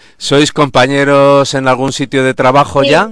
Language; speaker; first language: Spanish; native; Spanish